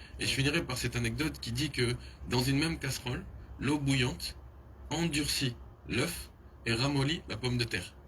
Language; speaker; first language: French; early bilingual, other home language; Haitian Creole